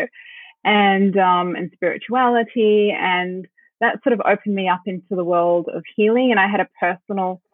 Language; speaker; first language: English; native; English